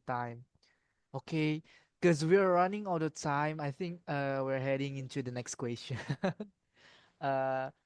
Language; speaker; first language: English; non-native, learner; Indonesian